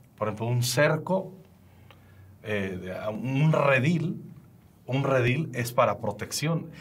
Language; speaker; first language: Spanish; native; Spanish